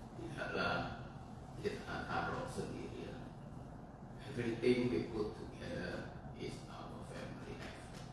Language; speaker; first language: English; non-native, fluent; Indonesian